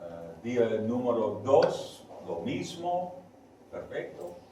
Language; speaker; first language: Spanish; non-native, learner; English